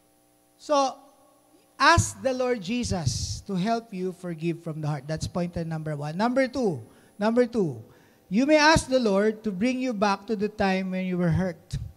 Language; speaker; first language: English; non-native, local second language; Filipino